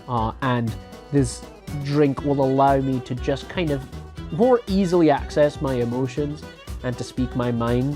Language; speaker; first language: English; native; English